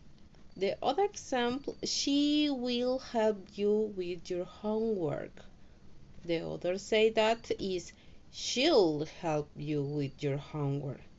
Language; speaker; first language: English; non-native, learner; Spanish